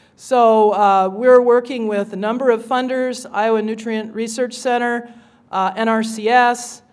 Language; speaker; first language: English; native; English